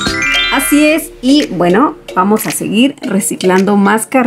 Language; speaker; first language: Spanish; native; Spanish